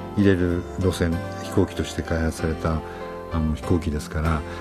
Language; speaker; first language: Japanese; native; Japanese